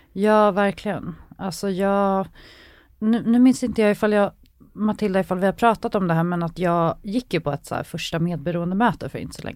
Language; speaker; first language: Swedish; native; Swedish